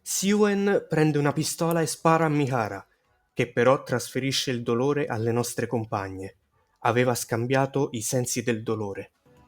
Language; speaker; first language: Italian; native; Italian